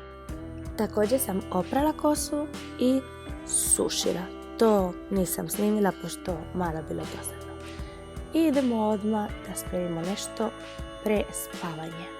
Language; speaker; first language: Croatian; non-native, fluent; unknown